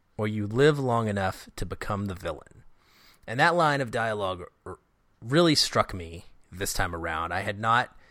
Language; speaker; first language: English; native; English